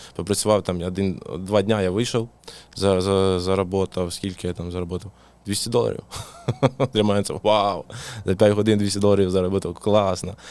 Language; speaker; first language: Ukrainian; non-native, local second language; Russian